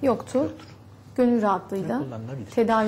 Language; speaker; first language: Turkish; native; Turkish